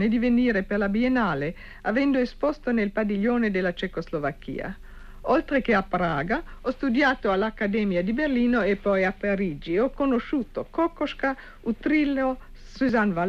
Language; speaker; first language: Italian; non-native, fluent; Czech